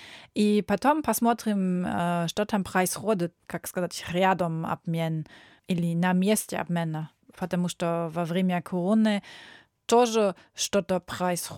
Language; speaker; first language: Russian; non-native, learner; German